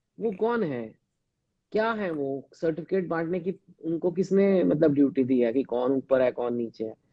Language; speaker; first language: Hindi; native; Hindi